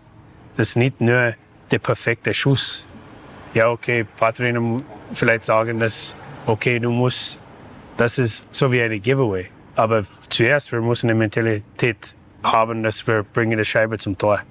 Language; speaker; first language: German; non-native, learner; English